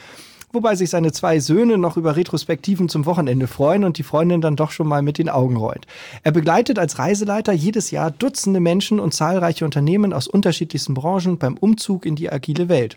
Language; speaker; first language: German; native; German